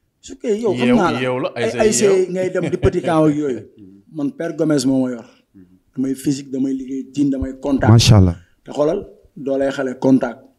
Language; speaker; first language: Wolof; non-native, local second language; Bambara